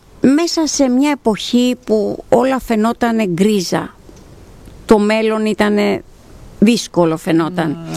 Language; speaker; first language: Greek; native; Greek